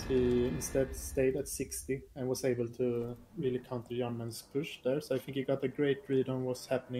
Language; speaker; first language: English; non-native, fluent; Swedish